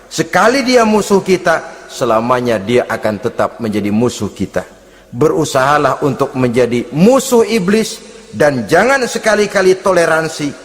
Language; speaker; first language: Indonesian; native; Indonesian